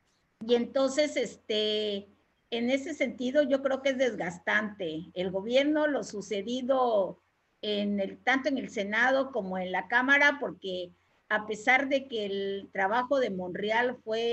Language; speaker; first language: Spanish; native; Spanish